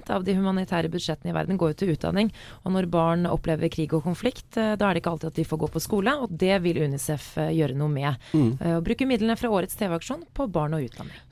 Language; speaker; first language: Norwegian; native; Norwegian